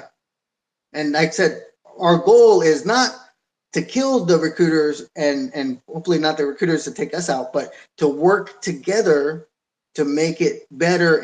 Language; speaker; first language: English; native; English